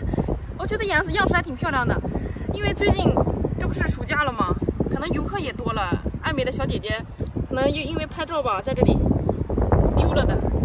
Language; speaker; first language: Chinese; native; Chinese